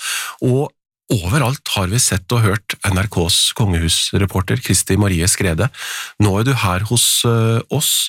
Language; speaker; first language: Norwegian; native; Norwegian